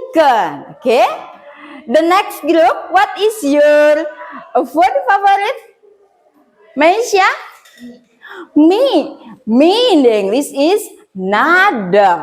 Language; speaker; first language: English; non-native, learner; Indonesian